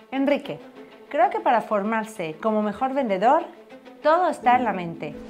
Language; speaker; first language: Spanish; non-native, fluent; Hebrew